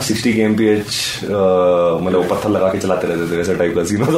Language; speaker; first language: English; non-native, local second language; Hindi